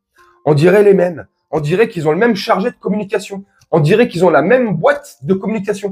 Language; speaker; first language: French; native; French